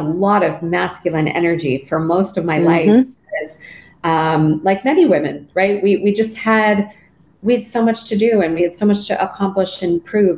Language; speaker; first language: English; native; English